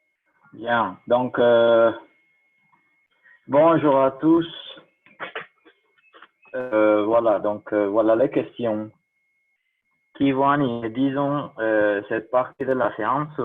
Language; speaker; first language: French; non-native, fluent; Spanish